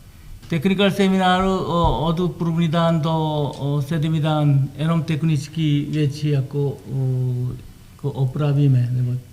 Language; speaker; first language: Czech; non-native, learner; Korean